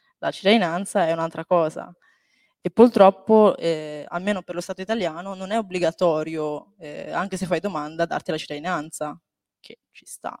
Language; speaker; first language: Italian; early bilingual, other home language; Chinese